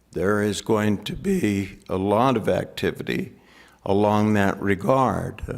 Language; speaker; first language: English; native; English